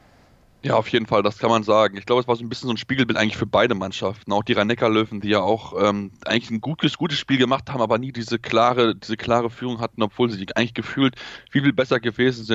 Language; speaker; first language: German; native; German